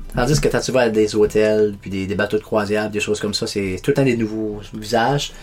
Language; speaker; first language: French; native; French